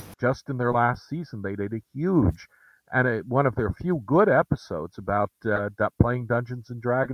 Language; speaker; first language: English; native; English